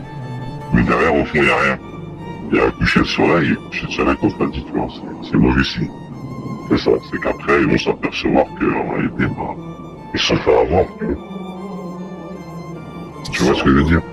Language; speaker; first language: French; native; French